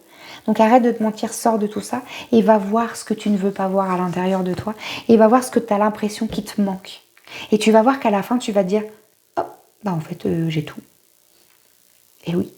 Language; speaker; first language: French; native; French